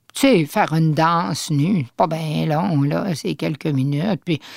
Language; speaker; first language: French; native; French